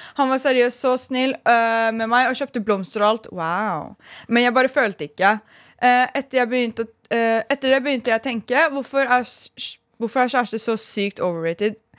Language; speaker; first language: Norwegian; early bilingual, other home language; Persian